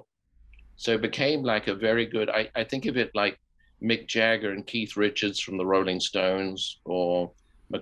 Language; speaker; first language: English; native; English